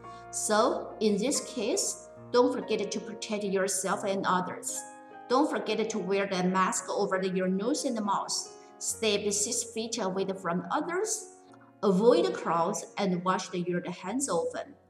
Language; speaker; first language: English; non-native, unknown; Chinese